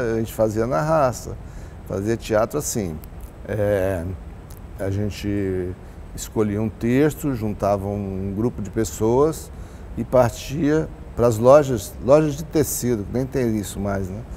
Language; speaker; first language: Portuguese; native; Portuguese